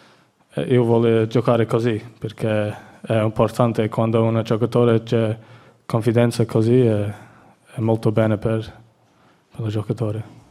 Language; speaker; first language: Italian; non-native, learner; English